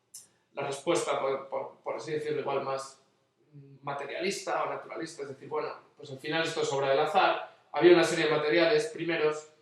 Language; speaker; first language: Spanish; native; Spanish